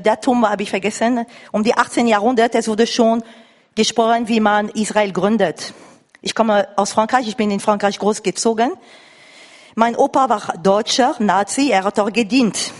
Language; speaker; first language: German; non-native, fluent; Arabic